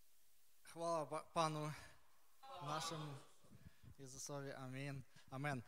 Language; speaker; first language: Polish; non-native, learner; Ukrainian